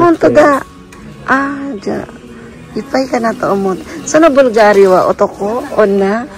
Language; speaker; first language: Japanese; non-native, learner; Filipino